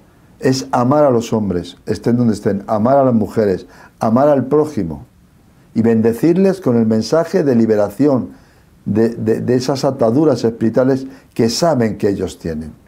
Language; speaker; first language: Spanish; native; Spanish